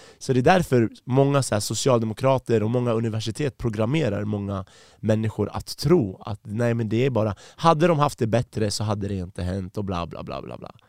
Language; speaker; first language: Swedish; early bilingual, other home language; Persian